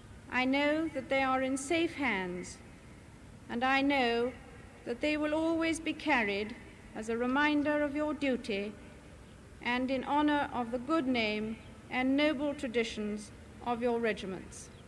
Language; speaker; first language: English; early bilingual, other home language; French